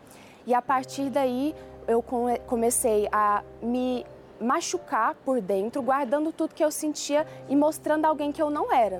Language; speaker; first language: Portuguese; early bilingual, other home language; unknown